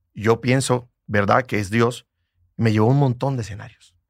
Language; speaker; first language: Spanish; native; Spanish